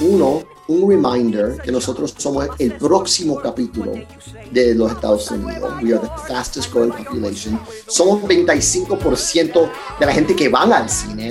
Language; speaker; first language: Spanish; early bilingual, heritage; Spanish